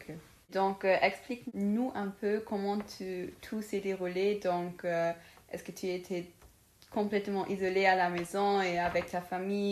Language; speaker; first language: French; non-native, local second language; Luxembourgish